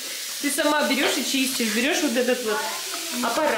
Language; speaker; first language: Russian; native; Russian